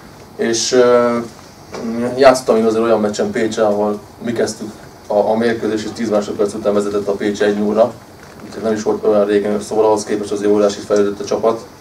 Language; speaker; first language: Hungarian; native; Hungarian